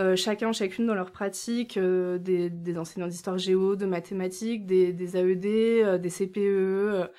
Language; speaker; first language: French; native; French